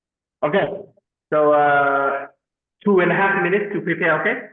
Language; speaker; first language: English; non-native, fluent; Vietnamese